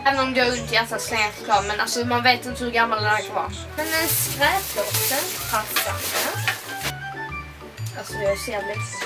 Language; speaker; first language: Swedish; native; Swedish